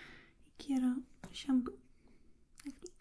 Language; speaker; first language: Spanish; non-native, learner; English